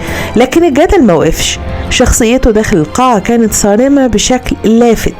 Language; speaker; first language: Arabic; native; Arabic